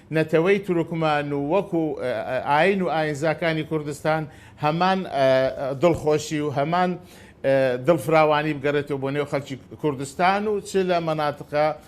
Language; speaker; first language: Central Kurdish; non-native, local second language; Azerbaijani